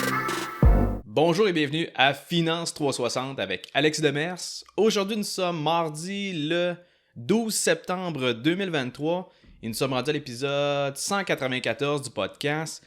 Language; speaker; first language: French; native; French